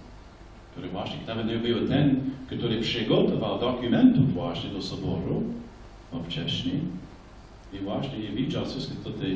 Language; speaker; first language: Polish; non-native, fluent; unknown